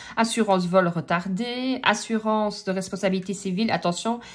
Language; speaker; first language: French; native; French